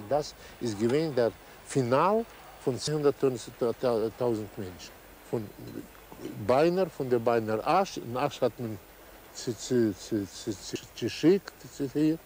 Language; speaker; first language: German; non-native, learner; Yiddish